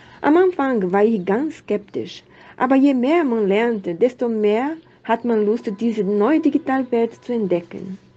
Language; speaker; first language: German; non-native, fluent; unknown